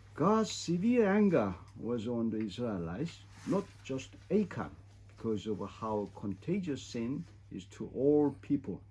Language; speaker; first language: English; non-native, fluent; Korean